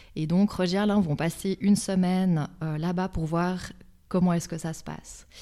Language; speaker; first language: French; native; French